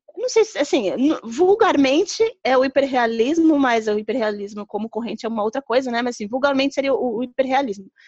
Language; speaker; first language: Portuguese; native; Portuguese